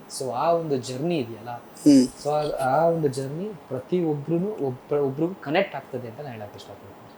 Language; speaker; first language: Kannada; native; Kannada